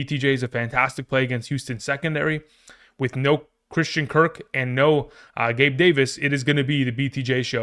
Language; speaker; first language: English; native; English